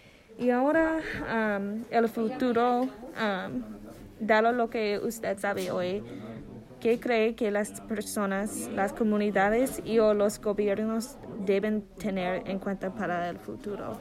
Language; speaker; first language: Spanish; non-native, learner; English